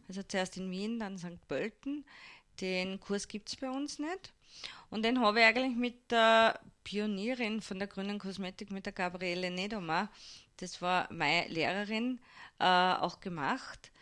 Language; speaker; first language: German; native; German